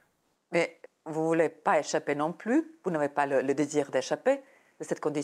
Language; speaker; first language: French; non-native, fluent; Serbian